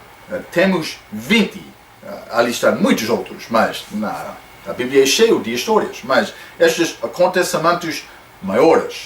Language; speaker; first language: Portuguese; non-native, fluent; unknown